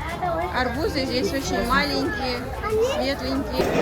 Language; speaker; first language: Russian; native; Russian